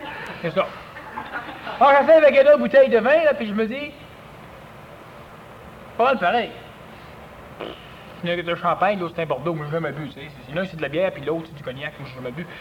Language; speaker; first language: French; native; French